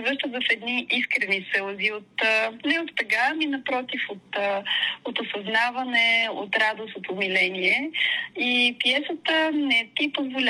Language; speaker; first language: Bulgarian; native; Bulgarian